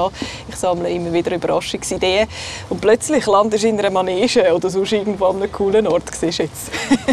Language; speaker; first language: German; native; German